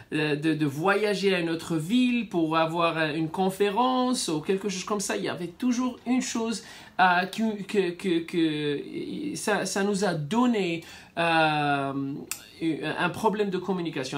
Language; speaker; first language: French; non-native, fluent; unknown